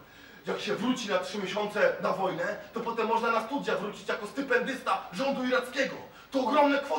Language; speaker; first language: Polish; non-native, fluent; Kurdish